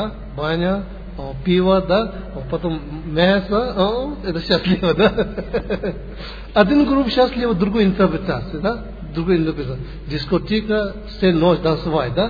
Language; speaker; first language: Russian; non-native, learner; Tibetan